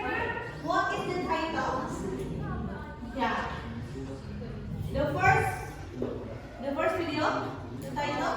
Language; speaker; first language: English; non-native, local second language; Indonesian